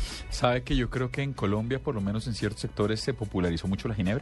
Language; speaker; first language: Spanish; native; Spanish